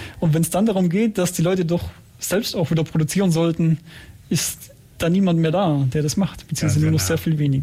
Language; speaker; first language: German; native; German